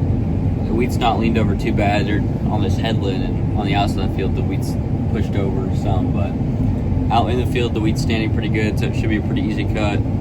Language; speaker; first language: English; native; English